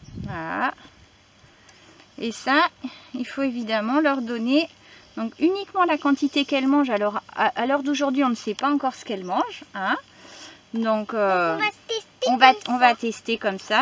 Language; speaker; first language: French; native; French